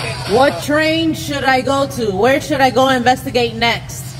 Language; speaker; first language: English; native; English